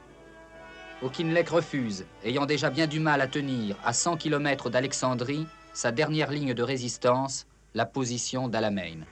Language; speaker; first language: French; native; French